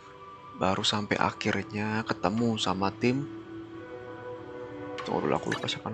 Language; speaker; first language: Indonesian; native; Indonesian